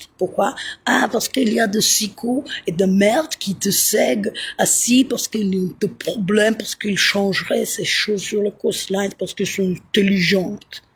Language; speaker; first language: French; non-native, learner; Italian